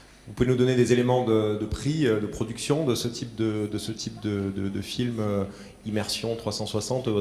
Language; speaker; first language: French; native; French